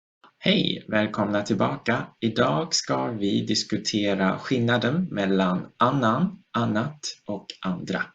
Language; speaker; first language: Swedish; non-native, fluent; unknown